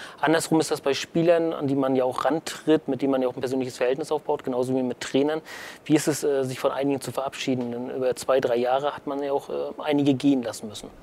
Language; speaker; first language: German; native; German